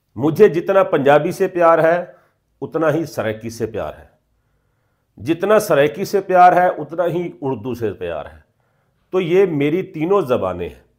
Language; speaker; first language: Urdu; non-native, local second language; Punjabi